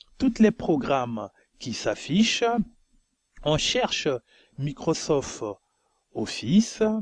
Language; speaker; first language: French; non-native, local second language; Bambara